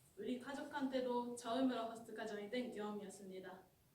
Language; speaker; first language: Korean; non-native, fluent; Japanese